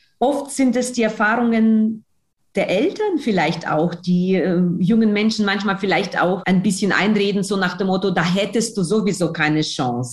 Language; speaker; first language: German; non-native, fluent; Russian